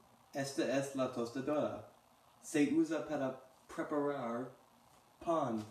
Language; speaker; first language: Spanish; non-native, learner; English